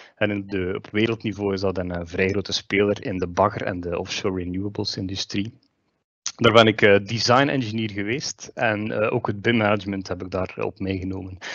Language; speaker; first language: Dutch; native; Dutch